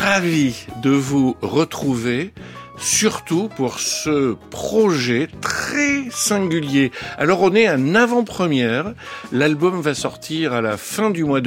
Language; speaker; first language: French; native; French